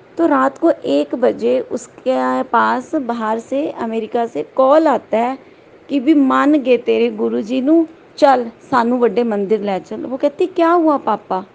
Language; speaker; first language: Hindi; native; Hindi